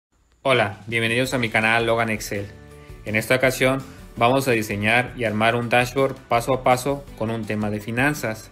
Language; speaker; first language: Spanish; native; Spanish